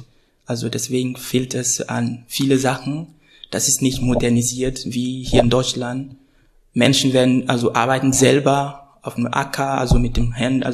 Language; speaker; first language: German; non-native, fluent; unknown